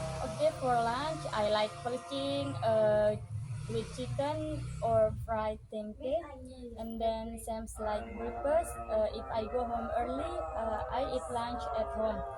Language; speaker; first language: English; non-native, learner; Indonesian